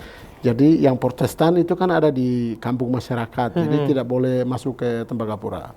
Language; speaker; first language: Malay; non-native, local second language; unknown